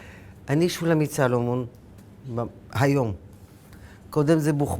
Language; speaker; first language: Hebrew; early bilingual, other home language; Arabic